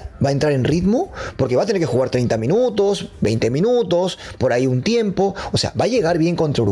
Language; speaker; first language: Spanish; native; Spanish